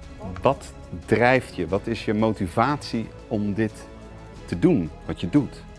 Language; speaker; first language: Dutch; native; Dutch